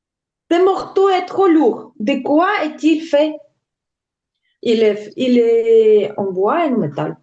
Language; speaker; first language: French; non-native, learner; Ukrainian